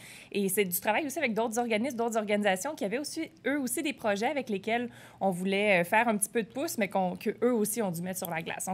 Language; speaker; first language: French; native; French